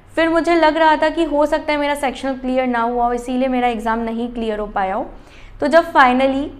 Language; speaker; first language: Hindi; native; Hindi